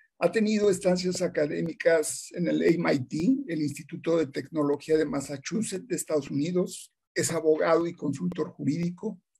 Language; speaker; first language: Spanish; native; Spanish